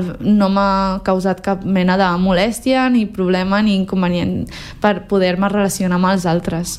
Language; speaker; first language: Catalan; early bilingual, heritage; Catalan